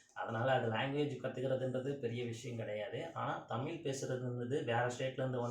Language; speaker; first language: Tamil; native; Tamil